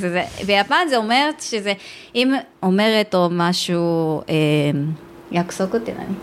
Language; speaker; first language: Hebrew; non-native, learner; Japanese